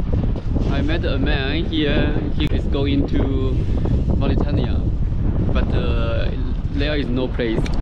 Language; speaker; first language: English; non-native, fluent; Chinese